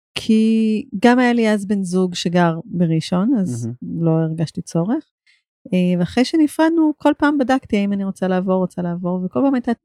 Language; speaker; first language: Hebrew; native; Hebrew